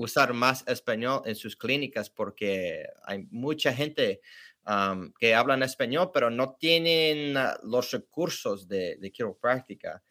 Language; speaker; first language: Spanish; early bilingual, heritage; English